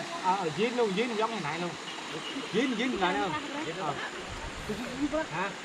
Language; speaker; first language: Vietnamese; non-native, local second language; Jarai